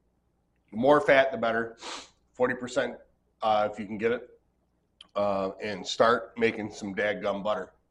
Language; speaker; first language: English; native; English